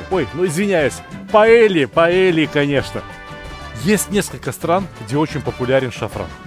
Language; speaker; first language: Russian; native; Russian